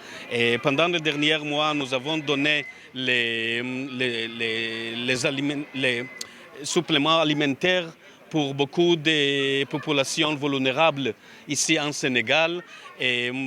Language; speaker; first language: French; non-native, learner; Hebrew